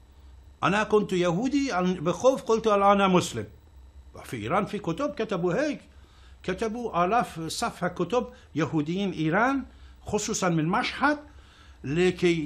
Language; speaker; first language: Arabic; non-native, fluent; Persian